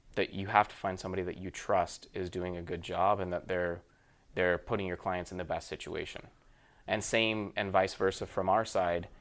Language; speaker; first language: English; native; English